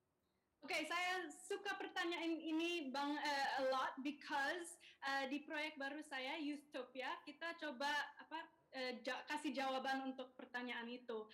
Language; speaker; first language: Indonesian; non-native, local second language; English